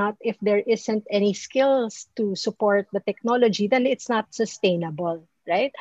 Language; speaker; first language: English; non-native, local second language; Filipino